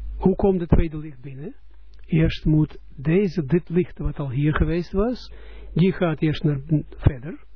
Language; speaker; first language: Dutch; non-native, fluent; Russian